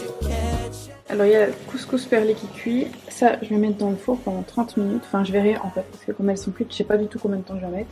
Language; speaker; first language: French; native; French